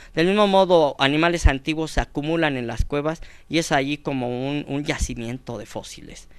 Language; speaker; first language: Spanish; native; Spanish